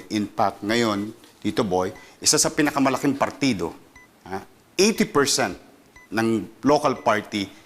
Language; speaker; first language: Filipino; native; Filipino